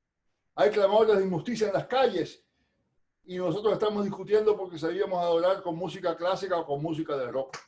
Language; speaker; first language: Spanish; native; Spanish